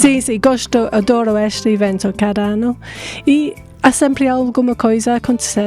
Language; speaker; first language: Portuguese; non-native, fluent; English